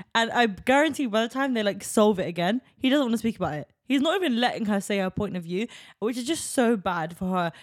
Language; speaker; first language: English; native; English